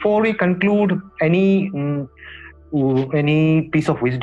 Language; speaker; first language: English; non-native, local second language; Assamese